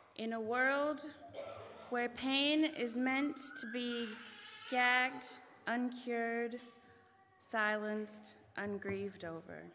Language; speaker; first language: English; native; English